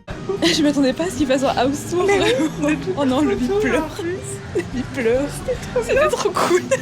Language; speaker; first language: French; native; French